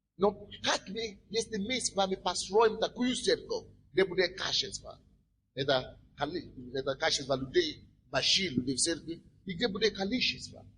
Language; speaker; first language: Russian; non-native, fluent; Yoruba